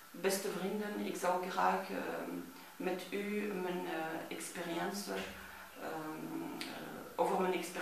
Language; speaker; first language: Dutch; non-native, learner; French